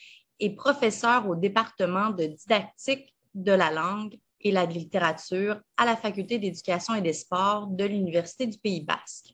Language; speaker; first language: French; native; French